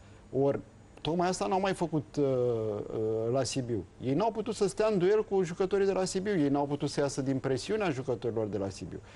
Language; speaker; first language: Romanian; native; Romanian